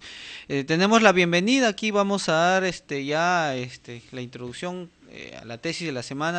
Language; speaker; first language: Spanish; native; Spanish